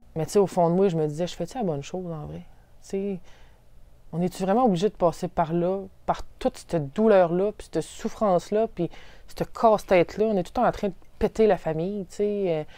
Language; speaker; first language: French; native; French